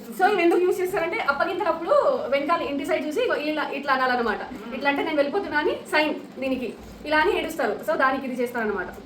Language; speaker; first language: Telugu; non-native, local second language; Lambadi